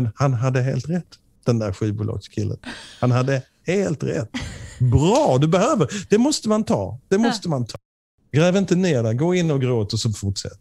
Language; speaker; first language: Swedish; native; Swedish